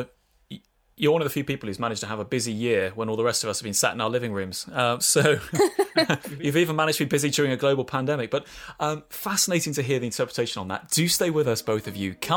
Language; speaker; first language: English; native; English